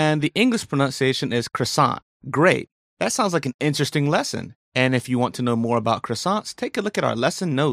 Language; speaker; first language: English; native; English